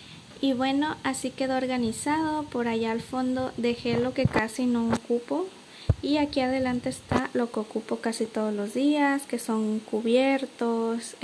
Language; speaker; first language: Spanish; native; Spanish